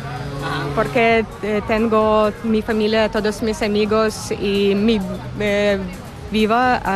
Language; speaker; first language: Spanish; non-native, learner; Ukrainian